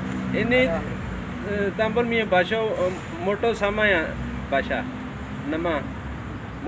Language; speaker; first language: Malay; non-native, learner; Hindi